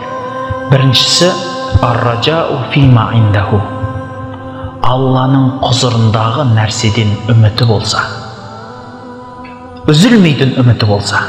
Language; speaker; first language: Kazakh; native; Kazakh